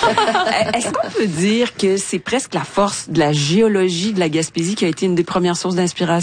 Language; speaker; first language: French; native; French